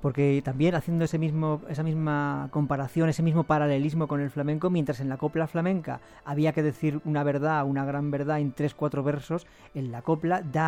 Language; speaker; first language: Spanish; native; Spanish